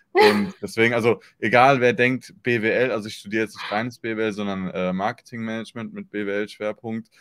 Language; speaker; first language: German; native; German